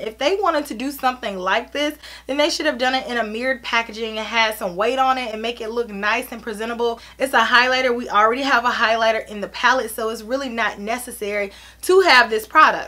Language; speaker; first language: English; native; English